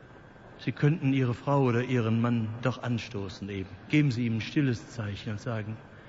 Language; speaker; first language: German; native; German